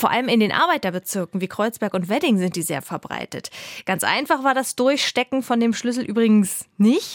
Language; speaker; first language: German; native; German